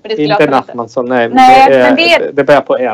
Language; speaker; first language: Swedish; non-native, fluent; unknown